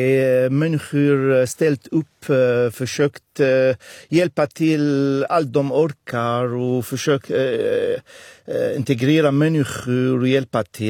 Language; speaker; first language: Swedish; non-native, fluent; Arabic